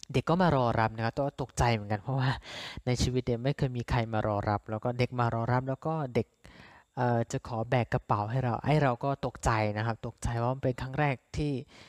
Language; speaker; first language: Thai; non-native, local second language; S'gaw Karen